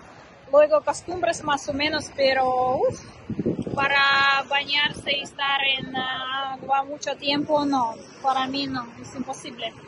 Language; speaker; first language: Spanish; non-native, learner; Russian